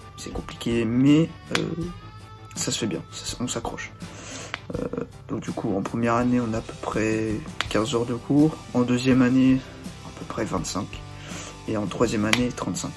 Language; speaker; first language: French; native; French